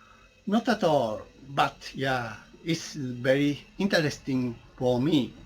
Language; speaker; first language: English; non-native, learner; Japanese